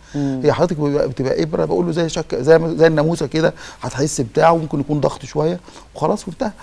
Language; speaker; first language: Arabic; native; Arabic